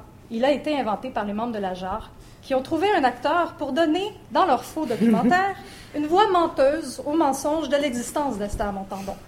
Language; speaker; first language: French; native; French